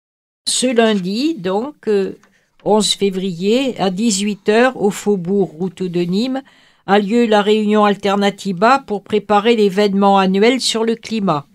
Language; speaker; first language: French; native; French